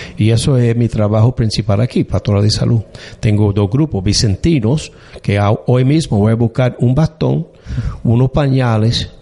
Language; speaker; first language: Spanish; non-native, fluent; English